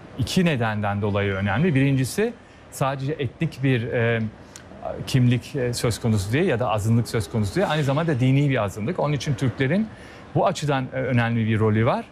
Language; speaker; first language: Turkish; early bilingual, heritage; Turkish